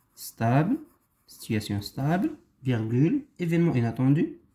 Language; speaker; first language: French; non-native, local second language; Arabic